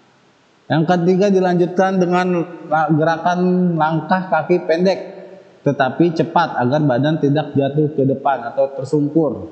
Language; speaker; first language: Indonesian; native; Indonesian